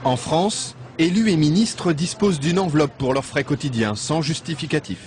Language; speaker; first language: French; native; French